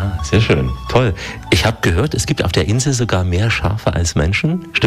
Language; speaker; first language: German; native; German